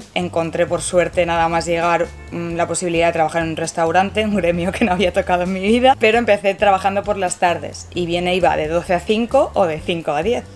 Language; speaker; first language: Spanish; native; Spanish